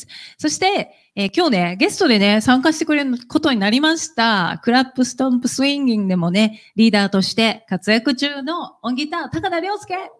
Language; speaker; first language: Japanese; native; Japanese